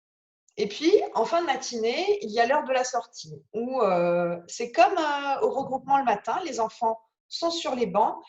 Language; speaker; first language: French; native; French